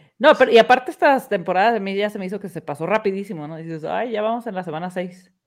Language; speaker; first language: Spanish; early bilingual, heritage; Spanish